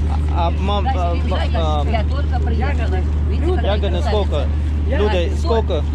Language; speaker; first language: Russian; non-native, learner; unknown